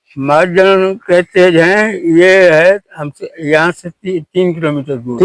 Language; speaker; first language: Urdu; non-native, local second language; Sindhi